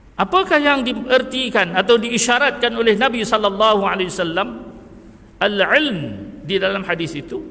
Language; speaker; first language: Malay; native; Malay